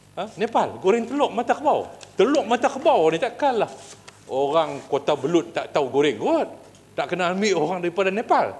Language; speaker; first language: Malay; native; Malay